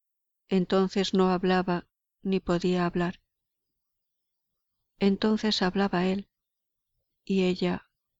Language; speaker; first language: Spanish; native; Spanish